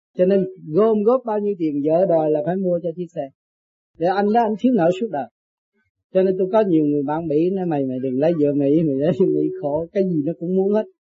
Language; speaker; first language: Vietnamese; native; Vietnamese